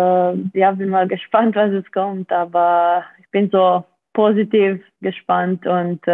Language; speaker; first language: German; non-native, fluent; Slovenian